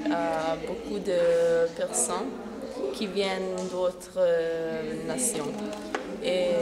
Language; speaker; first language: French; non-native, learner; Italian